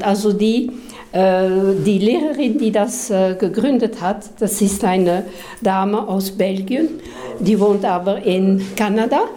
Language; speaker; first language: German; non-native, fluent; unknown